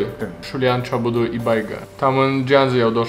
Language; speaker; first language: Chinese; non-native, learner; Russian